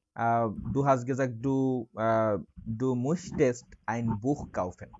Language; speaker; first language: German; non-native, learner; Bangla